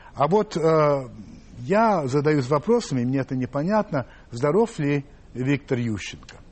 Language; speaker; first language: Russian; non-native, fluent; French